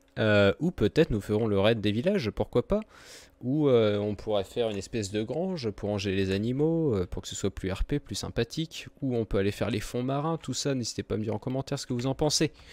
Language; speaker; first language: French; native; French